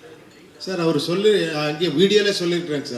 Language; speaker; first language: Tamil; non-native, fluent; Kannada